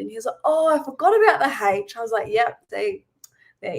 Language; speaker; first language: English; native; English